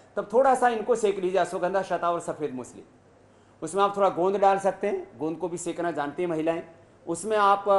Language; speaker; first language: Hindi; native; Hindi